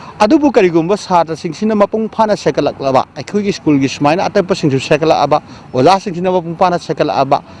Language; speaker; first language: Manipuri; non-native, local second language; Rongmei Naga